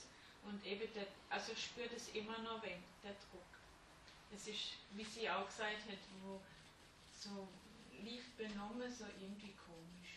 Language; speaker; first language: German; native; German